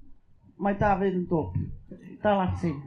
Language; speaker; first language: Welsh; native; Welsh